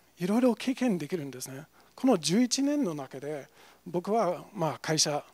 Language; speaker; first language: Japanese; non-native, fluent; English